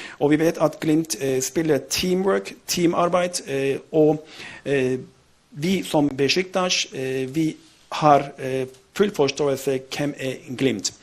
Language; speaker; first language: Norwegian; non-native, fluent; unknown